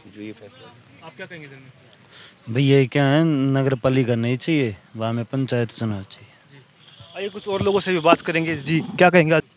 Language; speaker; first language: Hindi; native; Hindi